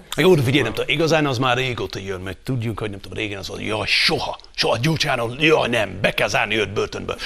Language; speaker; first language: Hungarian; non-native, fluent; English